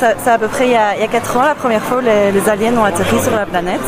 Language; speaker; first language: French; native; French